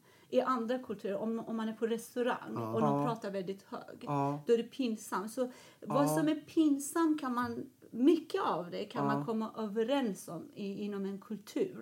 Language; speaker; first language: Swedish; non-native, fluent; Persian